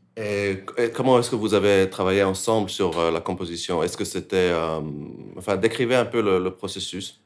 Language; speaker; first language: French; native; French